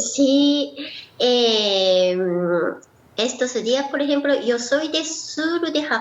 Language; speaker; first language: Spanish; non-native, learner; Japanese